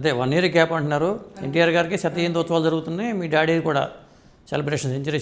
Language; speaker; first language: Telugu; native; Telugu